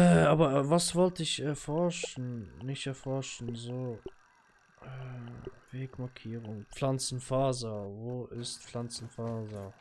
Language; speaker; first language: German; native; German